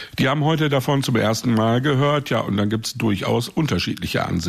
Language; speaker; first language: German; native; German